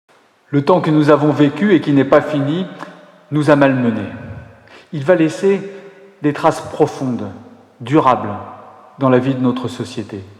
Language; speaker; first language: French; native; French